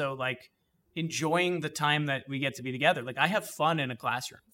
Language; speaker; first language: English; native; English